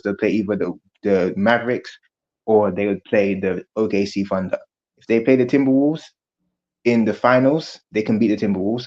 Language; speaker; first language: English; native; English